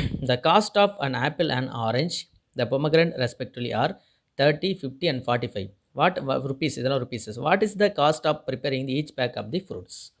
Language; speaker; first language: English; non-native, local second language; Tamil